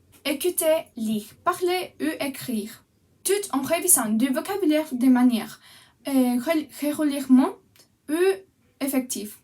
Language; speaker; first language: French; non-native, learner; Spanish